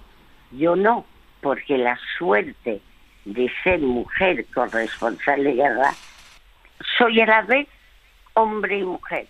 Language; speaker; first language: Spanish; early bilingual, other home language; French